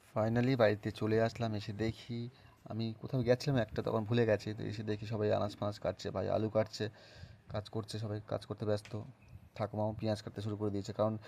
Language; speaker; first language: Bangla; non-native, local second language; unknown